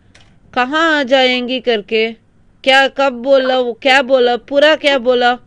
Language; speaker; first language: Hindi; non-native, local second language; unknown